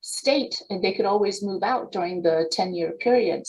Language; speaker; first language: English; native; English